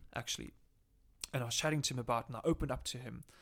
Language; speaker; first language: English; native; English